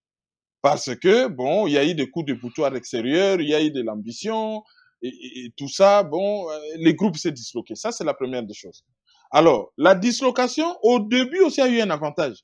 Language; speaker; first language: French; non-native, local second language; Lingala